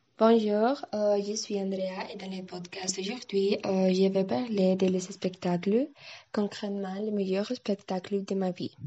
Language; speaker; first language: French; non-native, learner; Spanish